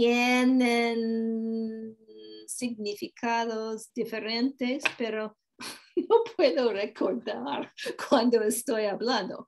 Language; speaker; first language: Spanish; non-native, learner; English